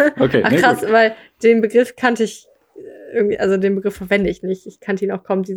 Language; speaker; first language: German; native; German